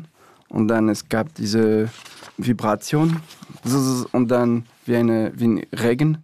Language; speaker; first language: German; non-native, fluent; French